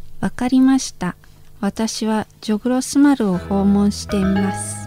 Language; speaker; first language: Japanese; non-native, fluent; Indonesian